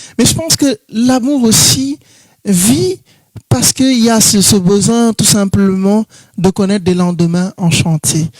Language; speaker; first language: French; non-native, local second language; Wolof